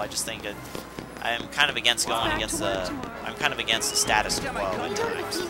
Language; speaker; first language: English; native; English